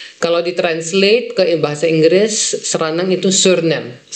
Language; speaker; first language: Indonesian; non-native, fluent; Dutch